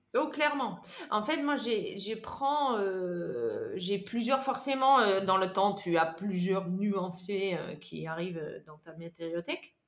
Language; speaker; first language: French; non-native, fluent; Dutch